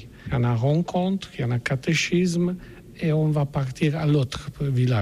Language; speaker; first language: French; non-native, learner; Polish